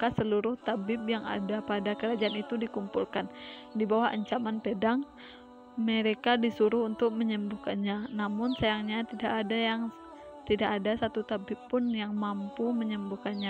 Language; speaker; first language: Indonesian; native; Indonesian